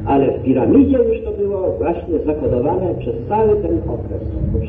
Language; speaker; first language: Polish; native; Polish